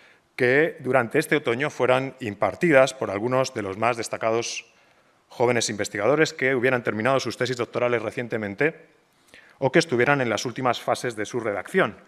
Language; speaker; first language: Spanish; native; Spanish